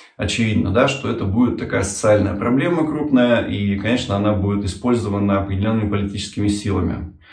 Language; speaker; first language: Russian; native; Russian